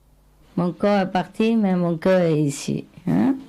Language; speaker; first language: French; non-native, learner; Vietnamese